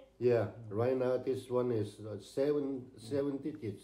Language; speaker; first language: English; non-native, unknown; Vietnamese